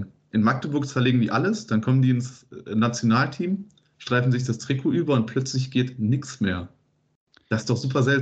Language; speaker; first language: German; native; German